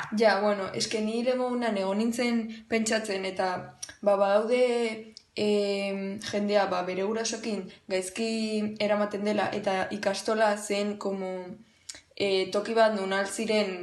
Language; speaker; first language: Basque; non-native, local second language; Spanish